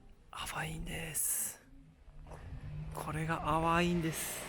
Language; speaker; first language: Japanese; native; Japanese